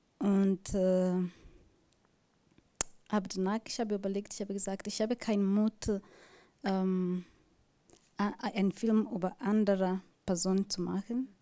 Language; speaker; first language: German; non-native, learner; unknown